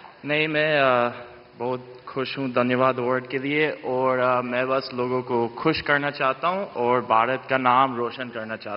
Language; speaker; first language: Hindi; non-native, fluent; English